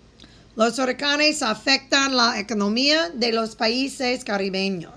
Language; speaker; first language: Spanish; non-native, fluent; English